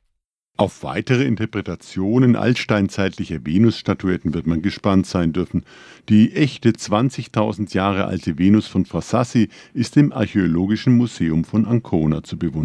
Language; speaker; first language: German; native; German